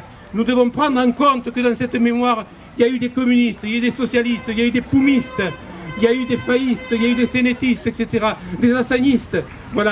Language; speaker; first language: French; native; French